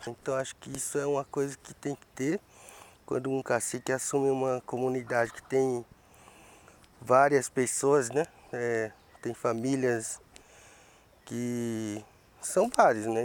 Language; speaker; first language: Portuguese; non-native, local second language; Guarani